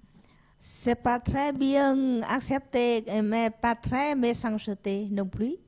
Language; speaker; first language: French; non-native, learner; Vietnamese